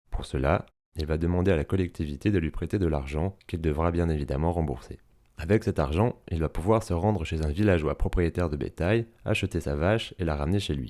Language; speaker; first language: French; native; French